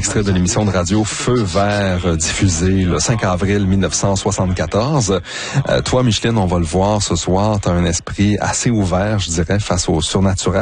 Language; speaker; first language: French; native; French